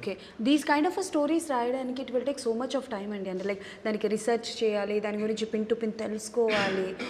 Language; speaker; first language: Telugu; native; Telugu